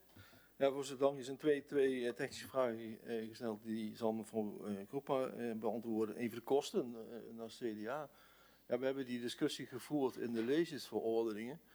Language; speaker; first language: Dutch; native; Dutch